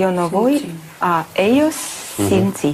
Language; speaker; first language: Spanish; non-native, learner; Russian